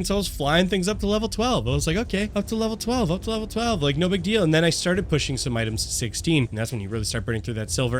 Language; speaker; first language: English; native; English